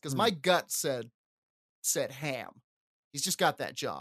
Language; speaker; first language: English; native; English